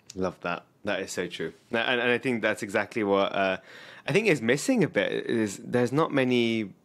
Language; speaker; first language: English; native; English